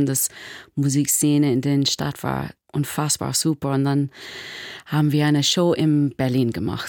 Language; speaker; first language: German; non-native, fluent; English